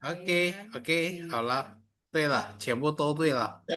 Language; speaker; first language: Chinese; non-native, fluent; Indonesian